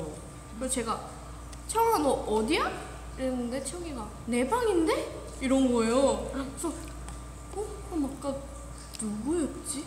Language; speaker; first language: Korean; non-native, fluent; Thai